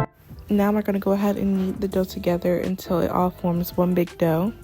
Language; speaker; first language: English; native; English